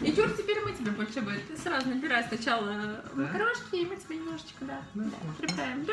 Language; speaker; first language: Russian; native; Russian